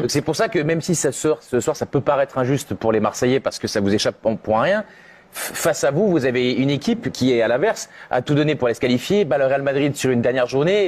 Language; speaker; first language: French; native; French